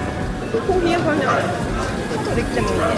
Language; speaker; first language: Japanese; native; Japanese